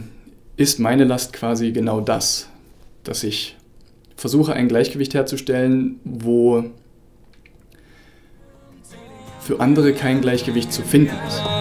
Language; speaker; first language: German; native; German